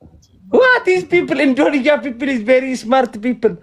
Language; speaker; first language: English; non-native, learner; Oromo